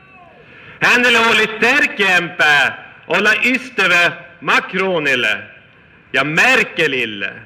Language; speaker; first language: Finnish; non-native, fluent; Swedish